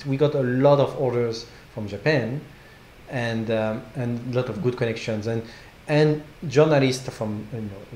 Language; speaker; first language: English; non-native, fluent; French